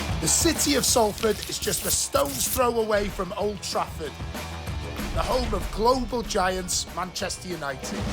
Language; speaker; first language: English; native; English